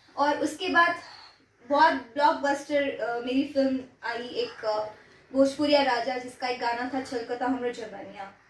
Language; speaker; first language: Hindi; non-native, local second language; Gujarati